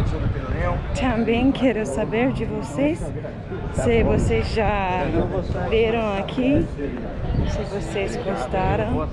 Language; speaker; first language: Portuguese; non-native, fluent; English